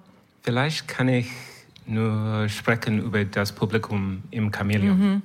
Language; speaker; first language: German; non-native, learner; French